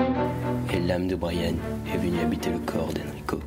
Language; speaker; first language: French; native; French